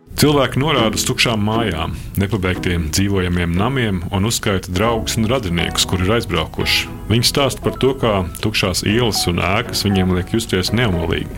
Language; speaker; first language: Latvian; native; Latvian